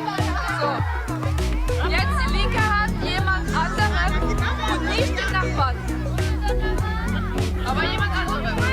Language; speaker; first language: German; non-native, fluent; French